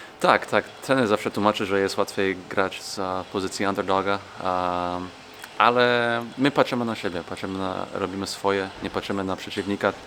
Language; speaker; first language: Polish; non-native, fluent; English